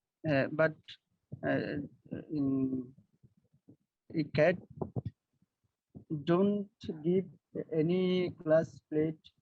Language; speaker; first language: English; non-native, learner; Bangla